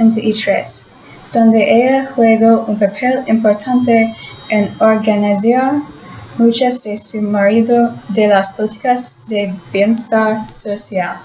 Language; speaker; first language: Spanish; non-native, learner; English